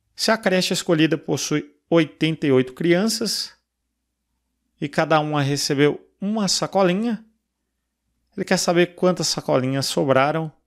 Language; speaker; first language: Portuguese; native; Portuguese